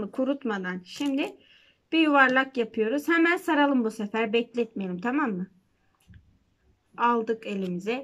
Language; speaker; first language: Turkish; native; Turkish